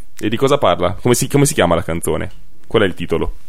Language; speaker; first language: Italian; native; Italian